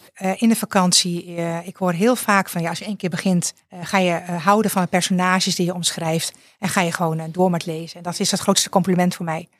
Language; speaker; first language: Dutch; native; Dutch